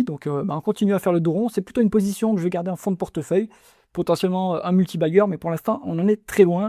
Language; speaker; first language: French; native; French